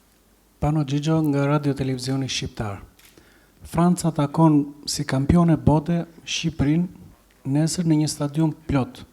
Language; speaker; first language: Albanian; native; Albanian